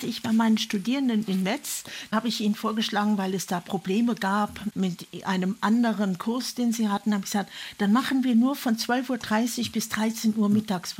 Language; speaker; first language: German; native; German